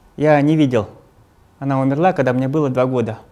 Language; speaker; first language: Russian; non-native, local second language; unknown